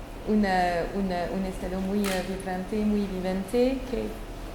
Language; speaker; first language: Spanish; non-native, fluent; French